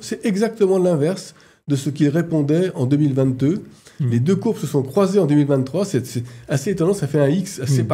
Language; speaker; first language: French; native; French